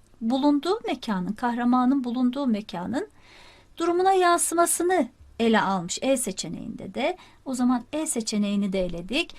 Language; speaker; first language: Turkish; native; Turkish